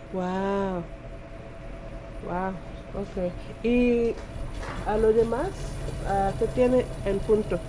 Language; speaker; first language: Spanish; non-native, learner; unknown